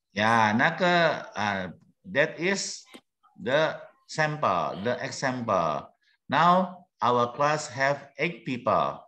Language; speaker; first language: English; non-native, learner; Indonesian